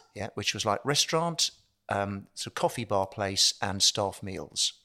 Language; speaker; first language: English; native; English